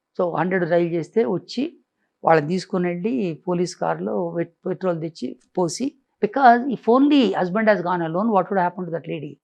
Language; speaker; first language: Telugu; native; Telugu